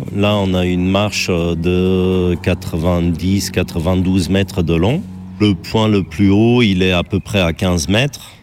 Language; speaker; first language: French; non-native, fluent; German